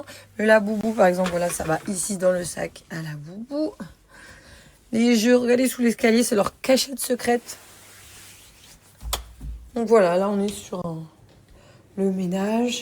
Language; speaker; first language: French; native; French